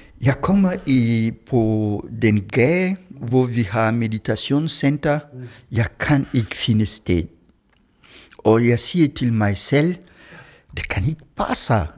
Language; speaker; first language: Danish; non-native, fluent; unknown